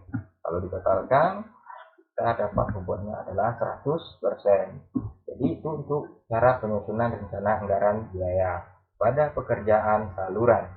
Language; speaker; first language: Indonesian; native; Indonesian